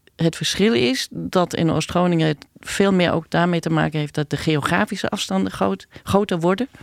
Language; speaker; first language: Dutch; native; Dutch